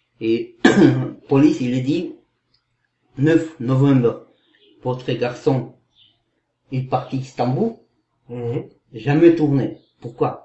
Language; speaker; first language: French; non-native, learner; Kazakh